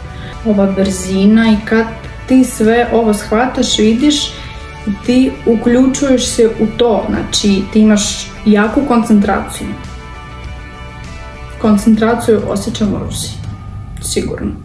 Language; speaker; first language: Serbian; non-native, learner; Russian